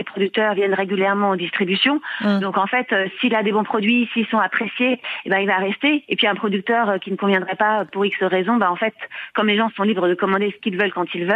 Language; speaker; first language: French; native; French